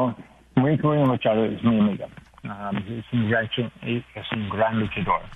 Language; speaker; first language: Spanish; non-native, learner; English